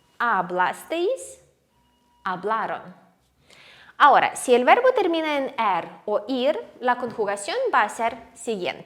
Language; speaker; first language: Spanish; non-native, fluent; Ukrainian